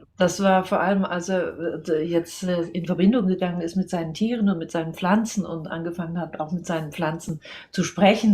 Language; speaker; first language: German; non-native, fluent; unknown